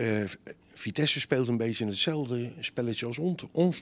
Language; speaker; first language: Dutch; native; Dutch